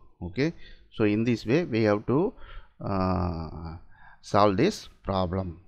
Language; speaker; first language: English; non-native, local second language; Tamil